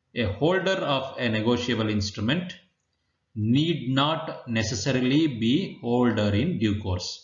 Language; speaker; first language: English; non-native, local second language; Kannada